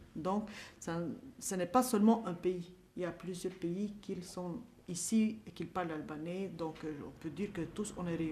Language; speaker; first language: French; non-native, fluent; Albanian